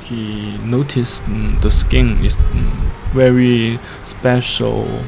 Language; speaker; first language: English; non-native, learner; Chinese